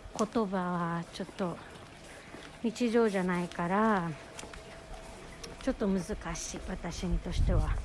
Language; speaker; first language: Japanese; non-native, learner; Filipino